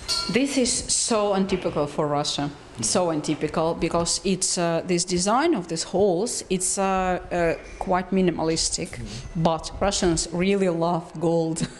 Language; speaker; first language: English; non-native, fluent; Russian